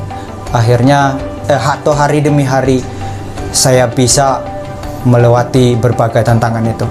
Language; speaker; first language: Indonesian; non-native, local second language; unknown